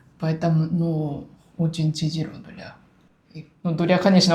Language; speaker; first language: Russian; non-native, learner; Japanese